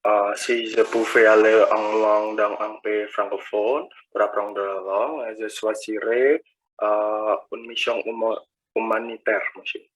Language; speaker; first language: French; non-native, learner; Indonesian